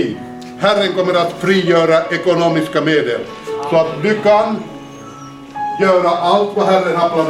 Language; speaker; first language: Swedish; non-native, fluent; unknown